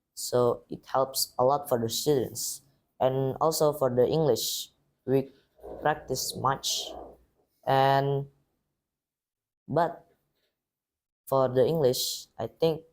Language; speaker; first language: English; non-native, learner; Indonesian